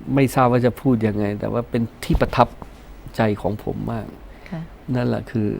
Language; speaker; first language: Thai; early bilingual, other home language; Punjabi